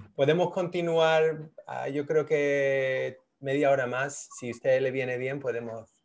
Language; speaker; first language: Spanish; native; Spanish